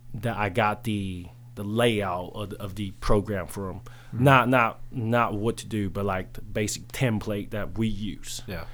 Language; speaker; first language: English; early bilingual, other home language; Chinese